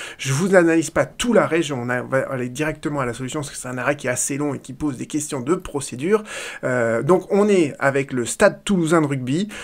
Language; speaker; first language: French; native; French